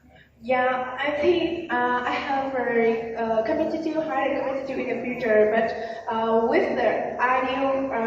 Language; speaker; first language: English; non-native, learner; Vietnamese